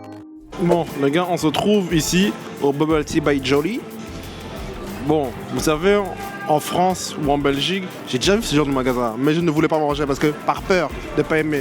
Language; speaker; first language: French; native; French